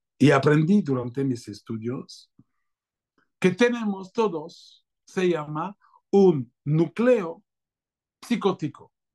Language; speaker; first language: Spanish; non-native, fluent; French